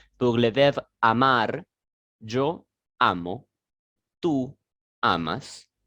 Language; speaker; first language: Spanish; non-native, learner; French